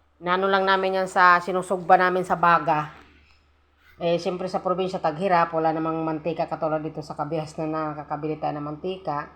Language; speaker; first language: Filipino; native; Filipino